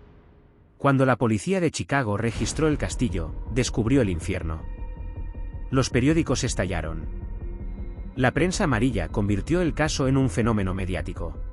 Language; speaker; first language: Spanish; native; Spanish